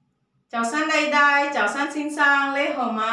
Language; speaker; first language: Cantonese; non-native, learner; Indonesian